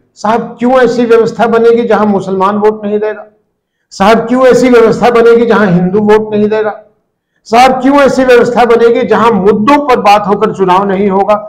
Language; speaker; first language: Hindi; native; Hindi